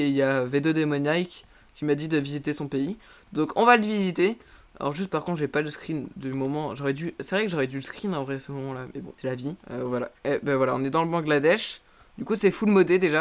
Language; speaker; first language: French; native; French